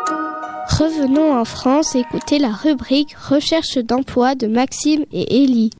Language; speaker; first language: French; native; French